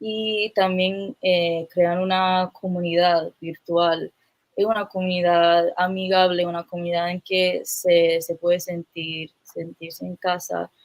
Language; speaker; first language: Spanish; non-native, fluent; English